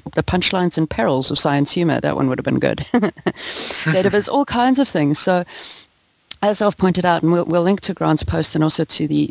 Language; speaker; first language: English; native; English